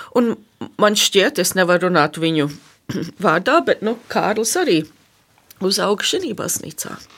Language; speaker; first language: Latvian; early bilingual, heritage; Latvian